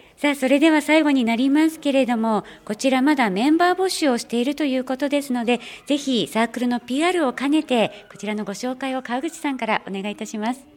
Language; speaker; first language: Japanese; native; Japanese